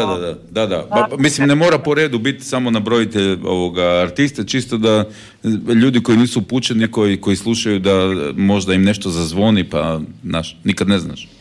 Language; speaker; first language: Serbian; native; Serbian